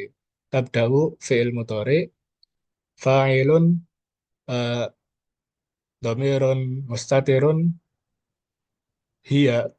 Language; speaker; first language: Arabic; non-native, learner; Indonesian